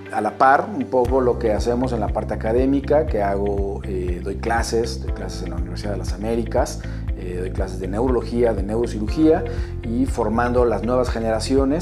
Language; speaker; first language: Spanish; native; Spanish